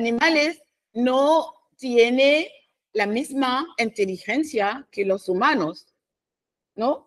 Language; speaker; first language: Spanish; non-native, fluent; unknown